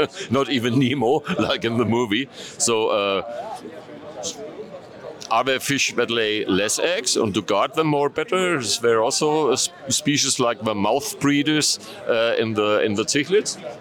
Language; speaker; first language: English; non-native, fluent; German